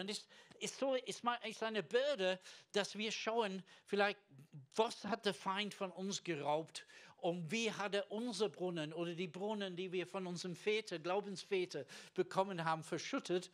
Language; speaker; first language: German; non-native, fluent; English